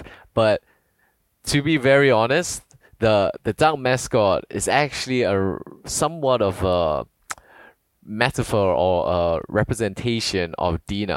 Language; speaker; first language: English; native; English